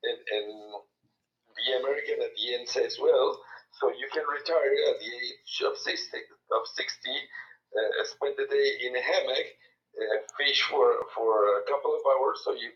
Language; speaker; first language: English; non-native, fluent; Spanish